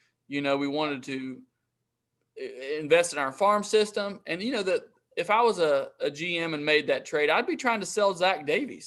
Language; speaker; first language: English; native; English